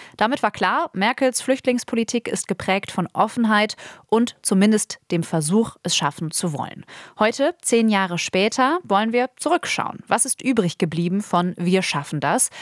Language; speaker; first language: German; native; German